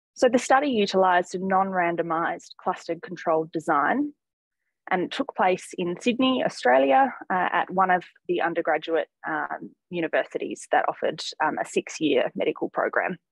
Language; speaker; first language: English; native; English